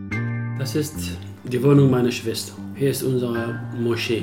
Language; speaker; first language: German; non-native, local second language; Kurdish